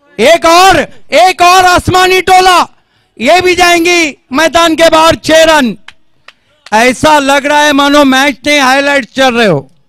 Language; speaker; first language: Hindi; non-native, local second language; Marathi